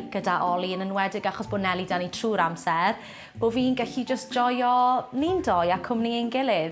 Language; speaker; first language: Welsh; native; Welsh